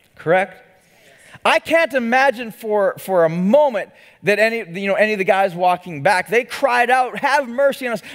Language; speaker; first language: English; native; English